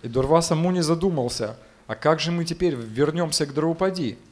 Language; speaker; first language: Russian; native; Russian